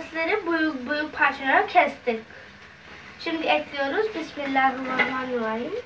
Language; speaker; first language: Turkish; non-native, learner; Urdu